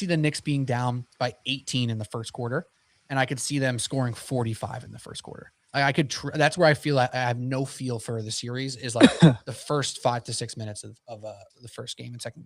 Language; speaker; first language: English; native; English